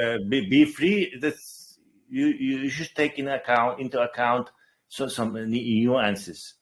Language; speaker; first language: English; non-native, fluent; Chechen